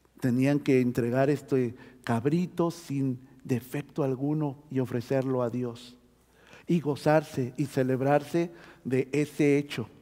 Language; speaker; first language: Spanish; native; Spanish